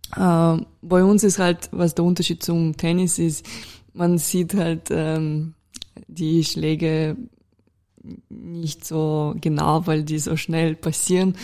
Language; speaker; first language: German; non-native, fluent; Russian